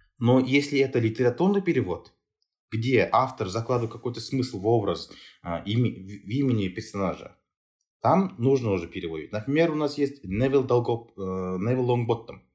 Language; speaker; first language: Russian; non-native, local second language; Kazakh